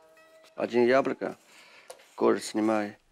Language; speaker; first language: Russian; non-native, learner; Chinese